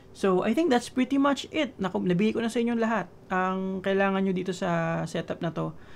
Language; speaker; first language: Filipino; native; Filipino